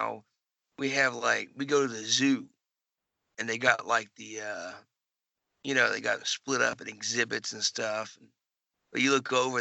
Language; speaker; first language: English; native; English